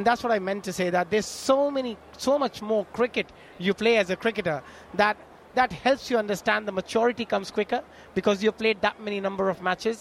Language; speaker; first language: English; non-native, local second language; Bangla